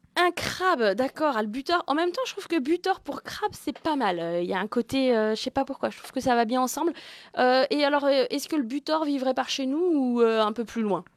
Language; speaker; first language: French; native; French